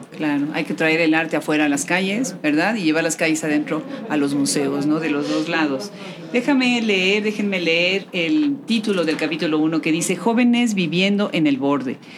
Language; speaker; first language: Spanish; native; Spanish